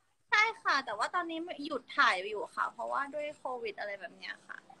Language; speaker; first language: Thai; early bilingual, heritage; Thai